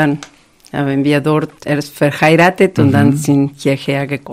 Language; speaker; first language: German; non-native, fluent; Spanish